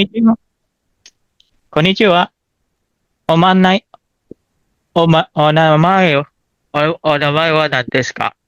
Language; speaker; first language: Japanese; non-native, learner; Filipino